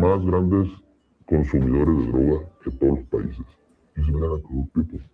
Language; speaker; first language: Spanish; native; Spanish